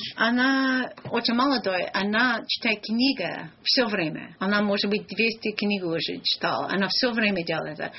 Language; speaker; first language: Russian; non-native, learner; English